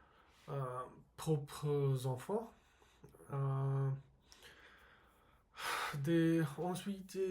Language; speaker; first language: French; non-native, learner; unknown